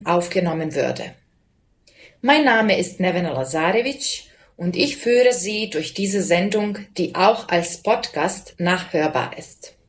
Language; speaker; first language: German; non-native, fluent; Serbian